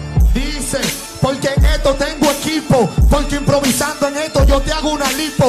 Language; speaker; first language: Spanish; native; Spanish